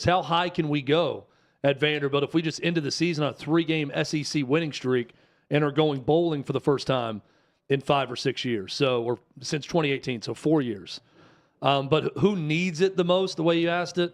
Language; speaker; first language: English; native; English